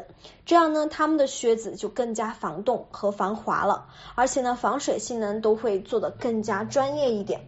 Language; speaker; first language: Chinese; native; Chinese